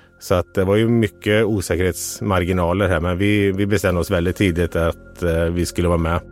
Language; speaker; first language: Swedish; native; Swedish